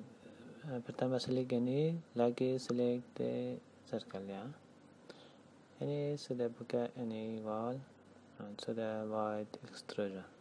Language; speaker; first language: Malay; non-native, learner; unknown